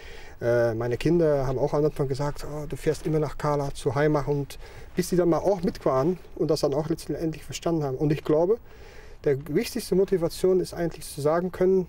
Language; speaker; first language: German; non-native, fluent; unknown